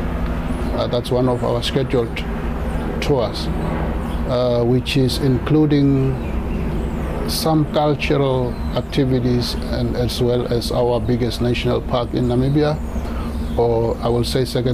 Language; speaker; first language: English; non-native, local second language; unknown